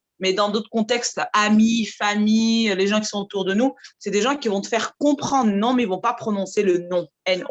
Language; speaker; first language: French; native; French